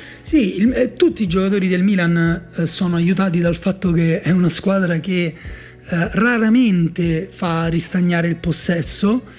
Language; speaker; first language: Italian; native; Italian